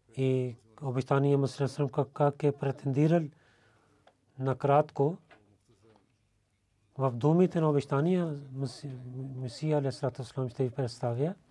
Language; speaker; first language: Bulgarian; non-native, learner; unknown